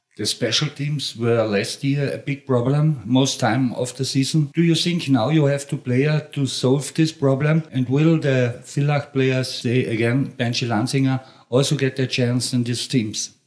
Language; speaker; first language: English; non-native, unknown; German